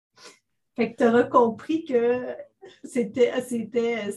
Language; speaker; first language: French; native; French